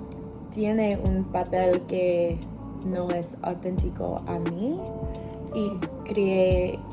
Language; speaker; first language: Spanish; non-native, learner; English